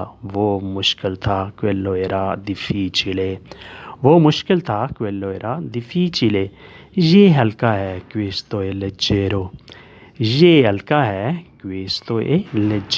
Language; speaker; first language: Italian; non-native, learner; Urdu